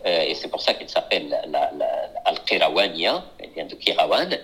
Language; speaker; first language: French; non-native, local second language; Arabic